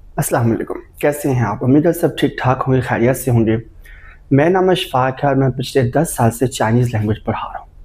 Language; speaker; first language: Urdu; native; Urdu